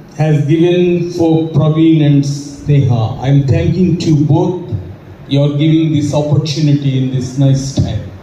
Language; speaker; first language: English; non-native, local second language; Telugu